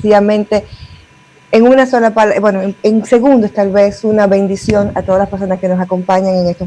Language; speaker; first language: Spanish; native; Spanish